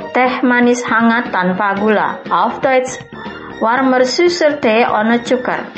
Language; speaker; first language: German; non-native, fluent; Indonesian